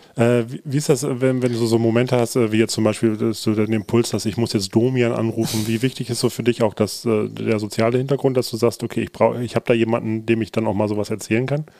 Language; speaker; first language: German; native; German